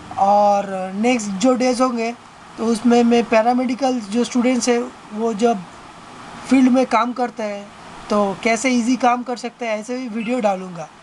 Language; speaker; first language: Hindi; non-native, local second language; Bangla